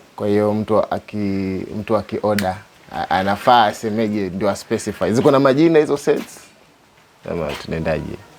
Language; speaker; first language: Swahili; native; Swahili